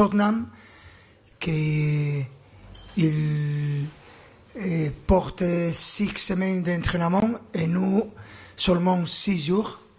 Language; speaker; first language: French; non-native, fluent; Spanish